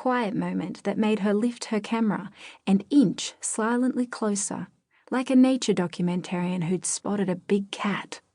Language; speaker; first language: English; native; English